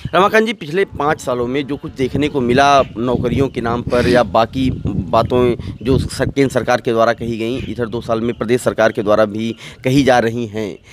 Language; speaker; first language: Hindi; native; Hindi